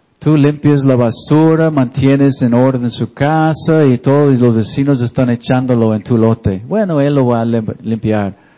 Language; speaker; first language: Spanish; non-native, fluent; English